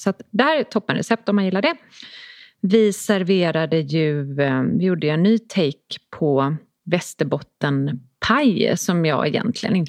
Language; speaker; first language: Swedish; native; Swedish